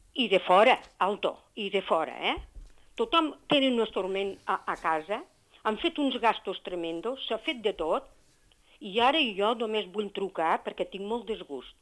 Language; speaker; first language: Catalan; native; Catalan